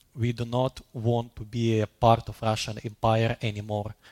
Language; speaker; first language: English; non-native, fluent; Russian